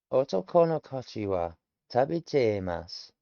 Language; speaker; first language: Japanese; non-native, learner; English